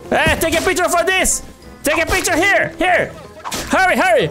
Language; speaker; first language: English; non-native, learner; Portuguese